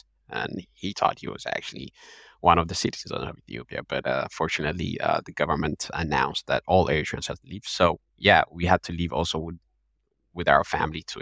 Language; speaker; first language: English; non-native, fluent; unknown